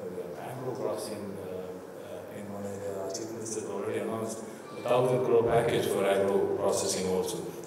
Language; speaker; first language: English; non-native, local second language; Tamil